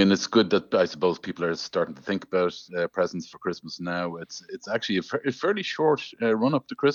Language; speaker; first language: English; native; English